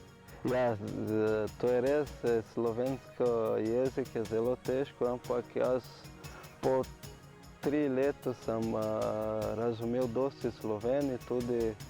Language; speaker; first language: Slovenian; non-native, learner; Portuguese